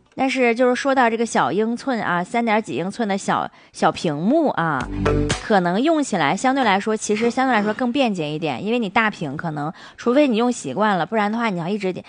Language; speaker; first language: Chinese; native; Chinese